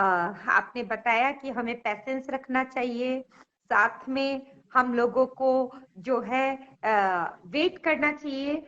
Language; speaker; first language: Hindi; native; Hindi